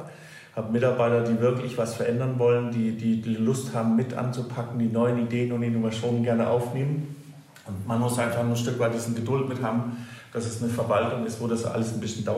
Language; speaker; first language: German; non-native, fluent; Danish